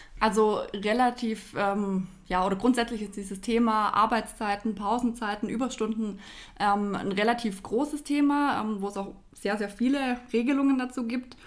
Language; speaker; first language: German; native; German